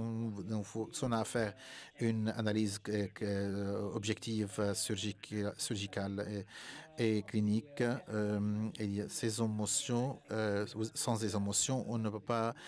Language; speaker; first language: French; non-native, fluent; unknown